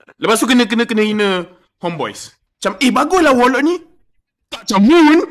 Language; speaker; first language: Malay; non-native, local second language; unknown